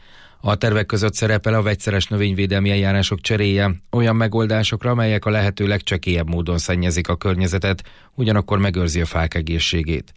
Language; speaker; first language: Hungarian; native; Hungarian